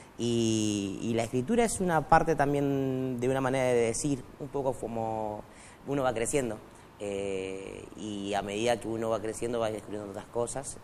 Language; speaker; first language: Spanish; non-native, local second language; Quechua